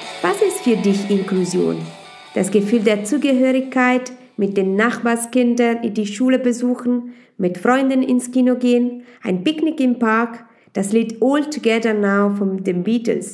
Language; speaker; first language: German; non-native, fluent; Italian